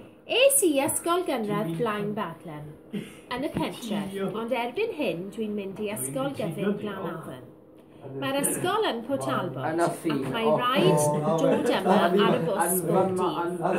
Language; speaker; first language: Welsh; non-native, local second language; English